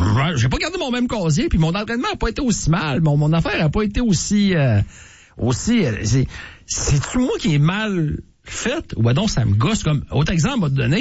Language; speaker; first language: French; native; French